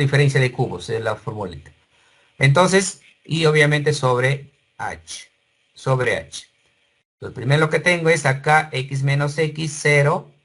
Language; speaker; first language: Spanish; native; Spanish